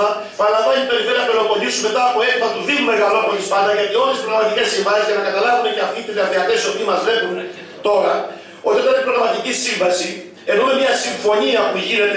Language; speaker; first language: Greek; native; Greek